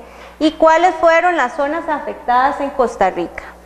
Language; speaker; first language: Spanish; native; Spanish